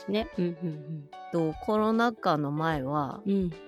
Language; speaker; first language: Japanese; native; Japanese